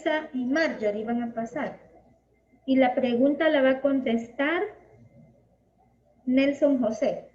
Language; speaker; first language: Spanish; native; Spanish